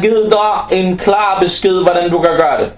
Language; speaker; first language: Danish; non-native, fluent; Arabic